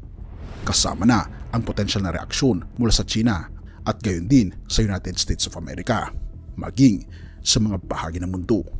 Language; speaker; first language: Filipino; native; Filipino